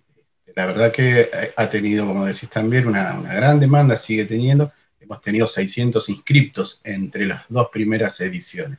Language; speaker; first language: Spanish; native; Spanish